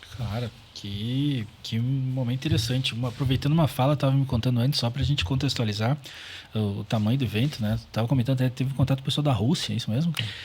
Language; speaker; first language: Portuguese; native; Portuguese